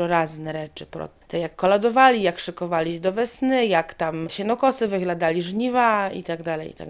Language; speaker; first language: Polish; non-native, local second language; Ukrainian